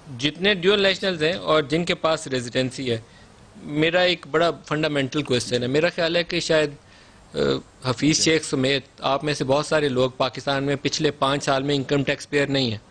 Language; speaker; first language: Urdu; native; Urdu